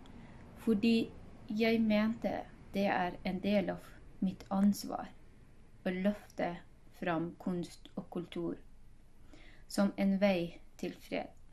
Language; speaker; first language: Norwegian; non-native, fluent; Hazaragi